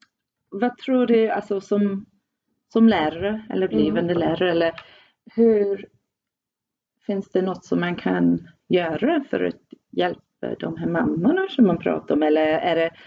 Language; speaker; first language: Swedish; non-native, fluent; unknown